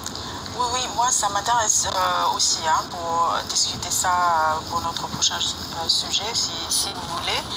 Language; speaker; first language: French; non-native, fluent; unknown